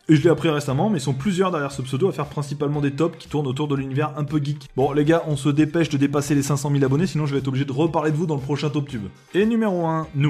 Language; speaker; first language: French; native; French